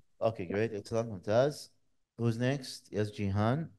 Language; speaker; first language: English; non-native, fluent; Arabic